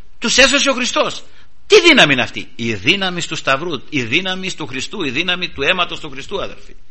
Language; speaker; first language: Greek; native; Greek